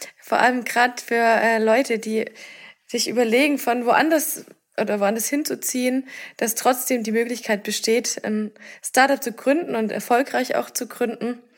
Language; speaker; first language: German; native; German